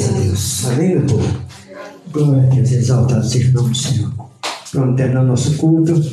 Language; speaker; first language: Portuguese; native; Portuguese